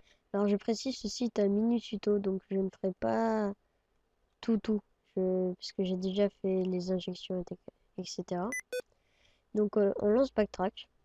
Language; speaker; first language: French; native; French